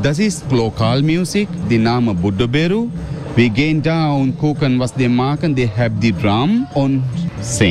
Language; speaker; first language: German; non-native, learner; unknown